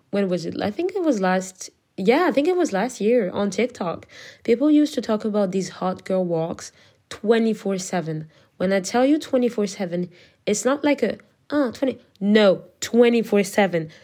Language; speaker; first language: English; non-native, fluent; French